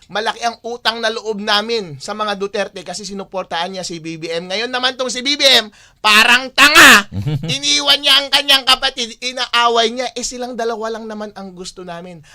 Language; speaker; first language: Filipino; non-native, local second language; Iloko